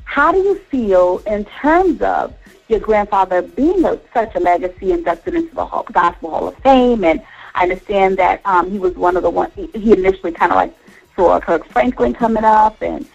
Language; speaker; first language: English; native; English